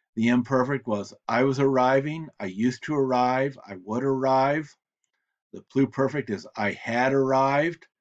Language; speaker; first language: English; native; English